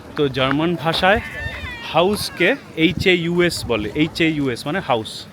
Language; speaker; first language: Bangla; native; Bangla